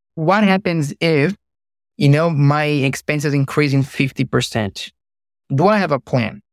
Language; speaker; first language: English; non-native, fluent; Portuguese